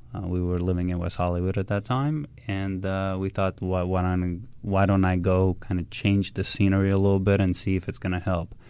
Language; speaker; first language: English; early bilingual, other home language; Russian